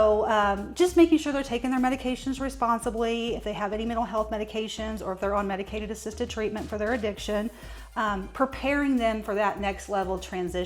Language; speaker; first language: English; native; English